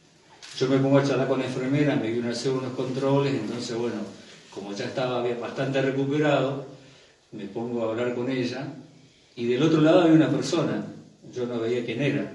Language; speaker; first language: Spanish; native; Spanish